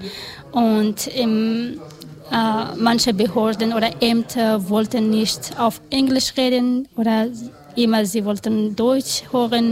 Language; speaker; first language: German; non-native, learner; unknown